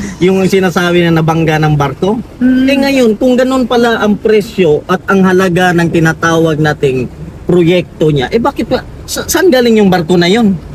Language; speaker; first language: Filipino; non-native, local second language; Cebuano